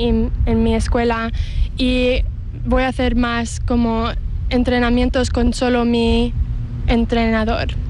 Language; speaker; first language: Spanish; early bilingual, heritage; English